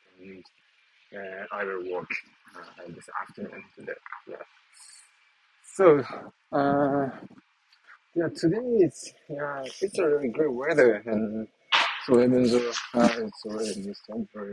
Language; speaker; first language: English; non-native, learner; Japanese